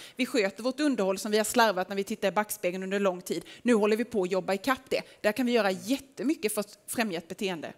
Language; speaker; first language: Swedish; native; Swedish